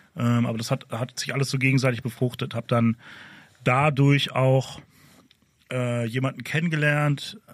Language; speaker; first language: German; native; German